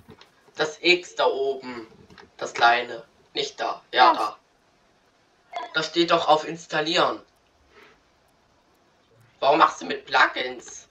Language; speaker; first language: German; native; German